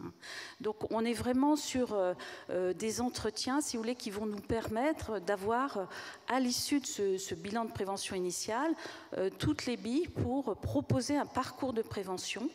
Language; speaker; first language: French; native; French